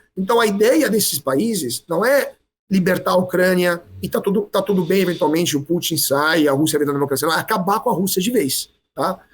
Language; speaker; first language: Portuguese; non-native, fluent; Italian